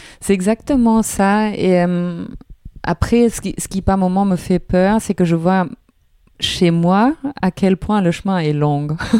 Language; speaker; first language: French; non-native, fluent; German